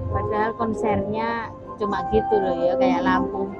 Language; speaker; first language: Indonesian; native; Indonesian